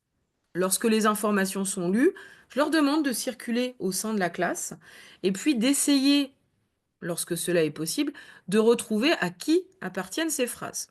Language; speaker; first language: French; native; French